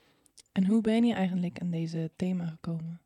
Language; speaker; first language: Dutch; non-native, fluent; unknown